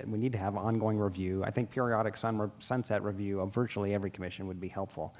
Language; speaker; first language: English; native; English